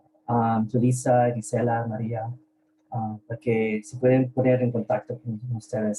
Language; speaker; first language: Spanish; early bilingual, heritage; Spanish